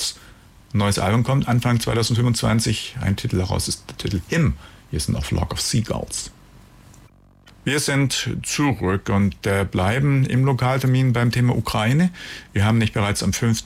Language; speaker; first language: German; native; German